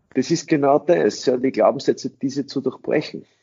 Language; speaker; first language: German; early bilingual, other home language; English